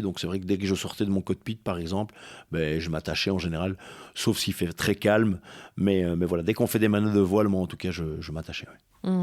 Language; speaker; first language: French; native; French